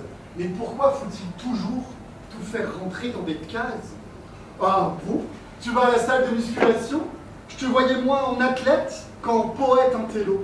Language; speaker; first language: French; native; French